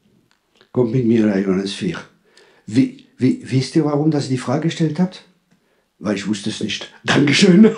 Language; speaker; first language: German; non-native, fluent; French